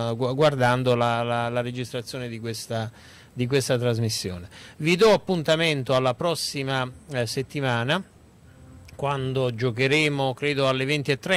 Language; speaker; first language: Italian; native; Italian